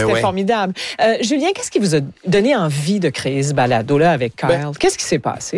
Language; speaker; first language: French; native; French